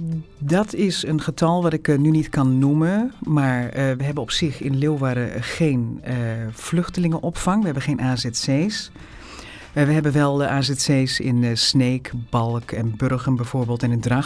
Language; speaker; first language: Dutch; native; Dutch